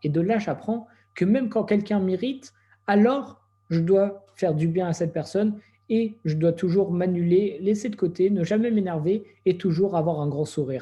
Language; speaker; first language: French; native; French